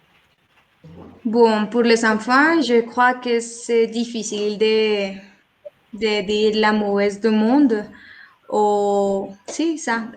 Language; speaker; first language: French; non-native, learner; Spanish